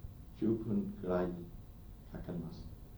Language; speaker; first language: Japanese; non-native, learner; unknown